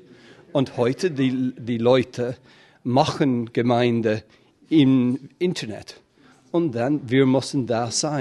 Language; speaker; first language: German; non-native, fluent; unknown